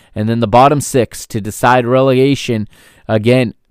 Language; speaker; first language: English; native; English